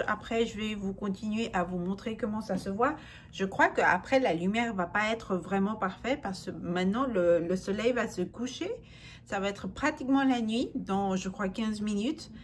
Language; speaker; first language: French; non-native, fluent; Spanish